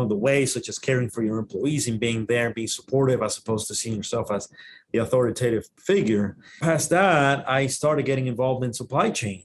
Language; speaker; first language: English; non-native, fluent; Spanish